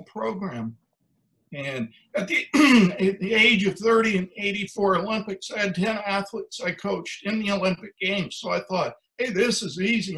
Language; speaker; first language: English; native; English